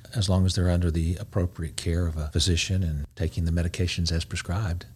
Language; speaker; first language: English; native; English